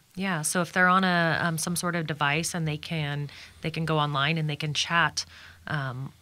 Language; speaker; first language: English; native; English